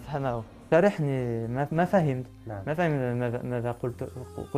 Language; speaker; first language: Arabic; non-native, learner; French